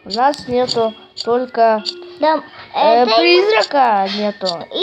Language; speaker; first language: Russian; native; Russian